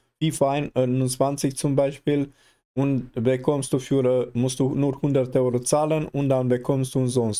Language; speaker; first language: German; non-native, learner; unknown